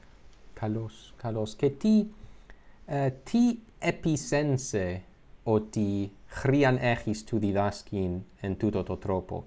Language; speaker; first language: Greek; non-native, learner; English